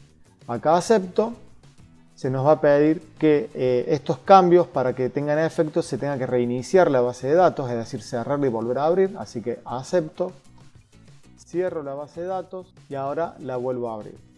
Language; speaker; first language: Spanish; native; Spanish